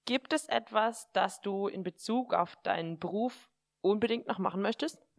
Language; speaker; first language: German; native; German